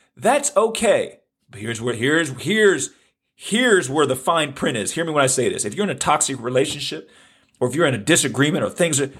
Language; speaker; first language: English; native; English